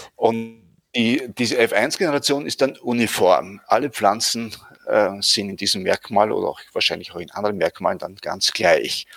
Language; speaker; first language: German; native; German